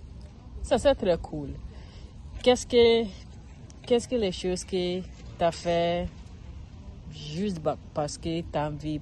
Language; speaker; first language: French; non-native, learner; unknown